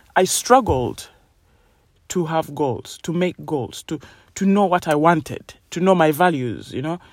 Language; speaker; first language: English; non-native, local second language; Ganda